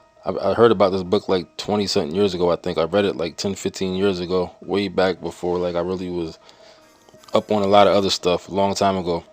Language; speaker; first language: English; native; English